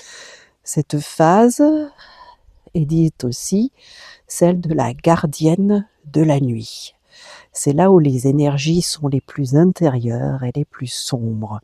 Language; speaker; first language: French; native; French